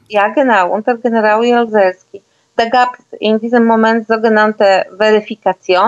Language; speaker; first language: German; non-native, fluent; Polish